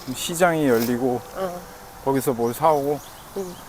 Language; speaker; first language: Korean; native; Korean